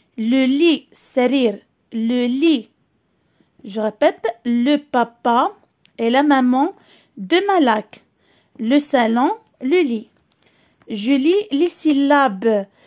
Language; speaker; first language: French; non-native, local second language; Arabic